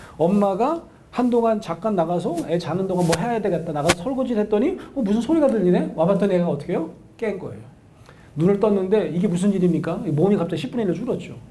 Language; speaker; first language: Korean; native; Korean